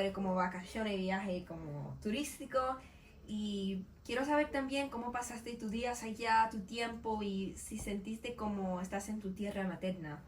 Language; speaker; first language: Spanish; non-native, learner; English